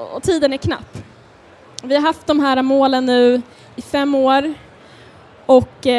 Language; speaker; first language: Swedish; native; Swedish